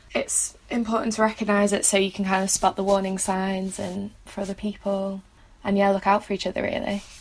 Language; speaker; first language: English; native; English